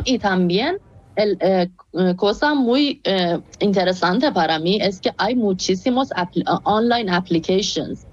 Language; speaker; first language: Spanish; non-native, fluent; Persian